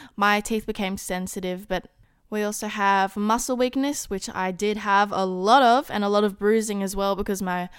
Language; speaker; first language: English; native; English